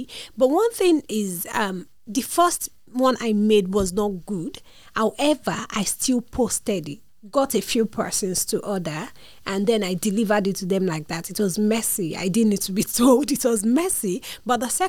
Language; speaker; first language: English; non-native, local second language; Yoruba